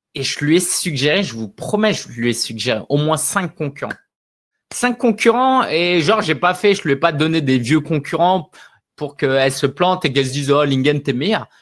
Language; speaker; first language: French; native; French